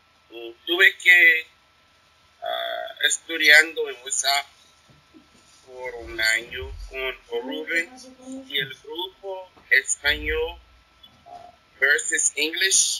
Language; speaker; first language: Spanish; non-native, learner; English